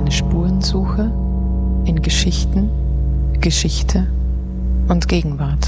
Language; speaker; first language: German; native; German